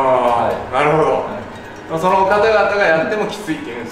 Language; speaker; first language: Japanese; native; Japanese